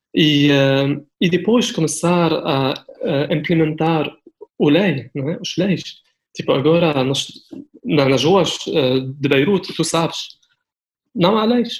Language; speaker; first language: Portuguese; non-native, fluent; Arabic